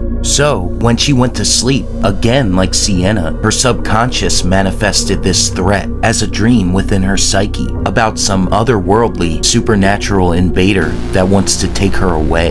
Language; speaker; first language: English; native; English